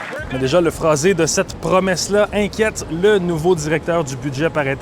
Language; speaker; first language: French; native; French